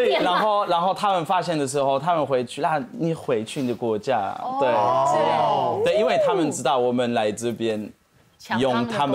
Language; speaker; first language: Chinese; non-native, fluent; French